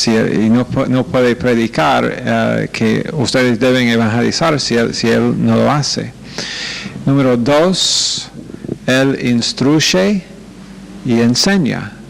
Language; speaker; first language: Spanish; non-native, fluent; English